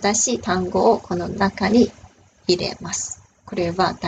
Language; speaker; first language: Japanese; non-native, fluent; Chinese